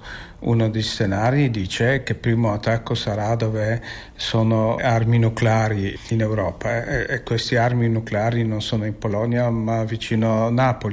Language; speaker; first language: Italian; non-native, fluent; Polish